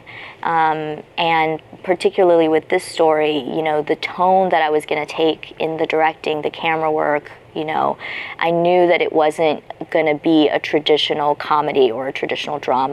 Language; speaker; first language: English; native; English